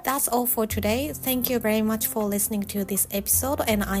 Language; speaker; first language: English; non-native, fluent; Japanese